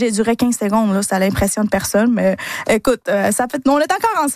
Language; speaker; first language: French; early bilingual, other home language; Spanish